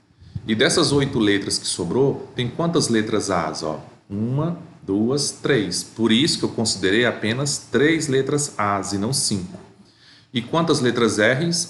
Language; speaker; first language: Portuguese; native; Portuguese